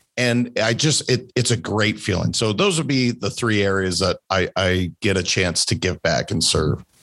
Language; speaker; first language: English; native; English